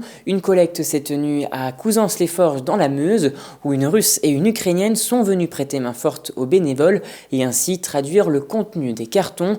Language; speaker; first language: French; native; French